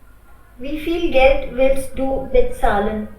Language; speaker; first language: German; non-native, learner; Hindi